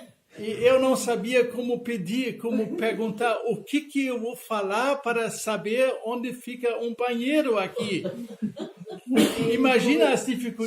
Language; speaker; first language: Portuguese; non-native, fluent; German